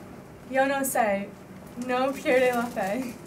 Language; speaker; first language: Spanish; non-native, learner; English